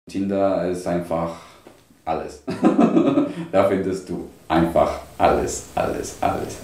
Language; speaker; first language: German; non-native, fluent; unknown